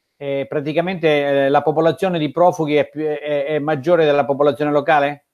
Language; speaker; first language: Italian; native; Italian